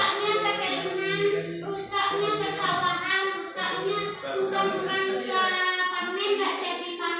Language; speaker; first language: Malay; non-native, local second language; Minangkabau